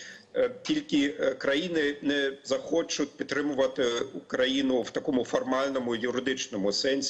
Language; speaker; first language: Ukrainian; non-native, fluent; German